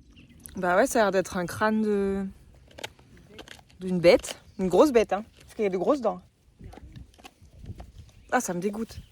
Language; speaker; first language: French; native; French